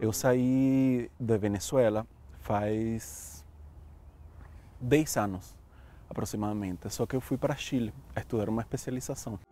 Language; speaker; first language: Portuguese; non-native, fluent; Spanish